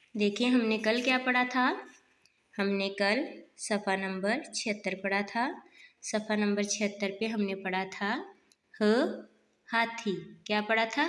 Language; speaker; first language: Urdu; non-native, local second language; Punjabi